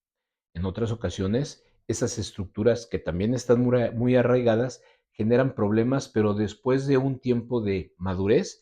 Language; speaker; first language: Spanish; native; Spanish